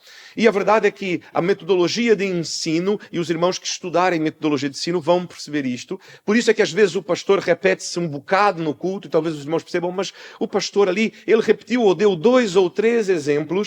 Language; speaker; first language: Portuguese; native; Portuguese